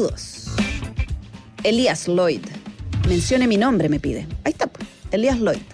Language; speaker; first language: Spanish; native; Spanish